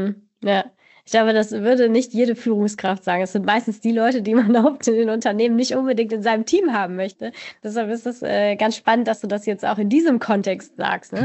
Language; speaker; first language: German; native; German